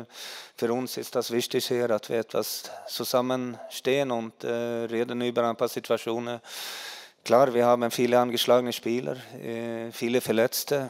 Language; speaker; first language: German; non-native, fluent; Swedish